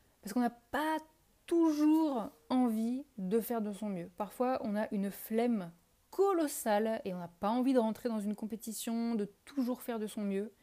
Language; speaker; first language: French; native; French